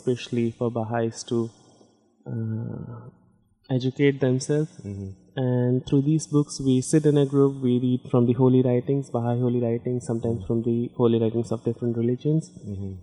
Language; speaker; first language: English; non-native, local second language; Hindi